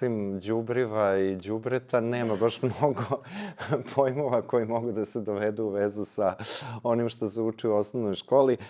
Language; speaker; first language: Serbian; native; Serbian